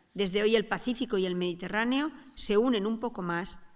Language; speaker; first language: Spanish; non-native, local second language; Catalan